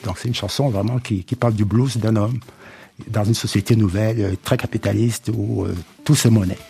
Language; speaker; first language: French; non-native, local second language; Duala